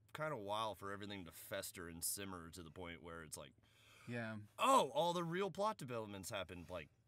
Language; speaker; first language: English; native; English